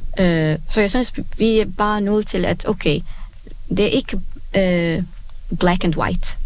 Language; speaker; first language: Danish; non-native, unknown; Arabic